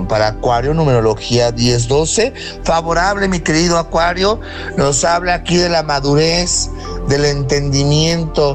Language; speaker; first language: Spanish; native; Spanish